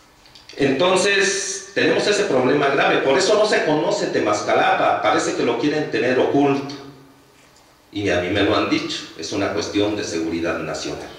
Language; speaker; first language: Spanish; native; Spanish